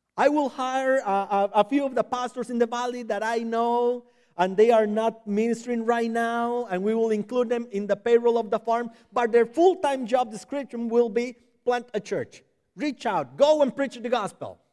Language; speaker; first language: English; non-native, fluent; Spanish